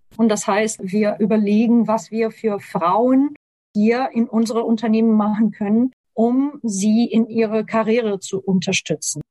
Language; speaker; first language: German; non-native, fluent; Portuguese